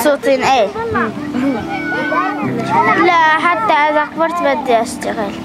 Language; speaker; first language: Arabic; native; Arabic